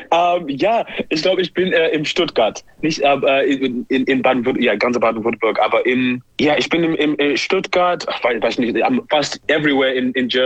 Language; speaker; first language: German; non-native, fluent; English